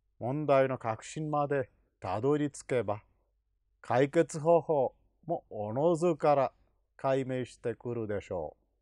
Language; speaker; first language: Japanese; non-native, fluent; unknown